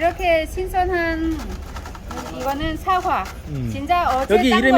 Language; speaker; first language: Korean; non-native, learner; Vietnamese